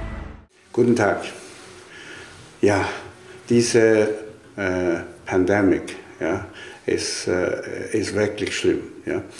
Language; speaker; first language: German; non-native, fluent; Chinese